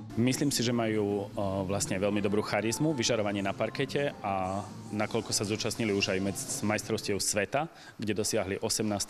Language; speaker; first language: Slovak; native; Slovak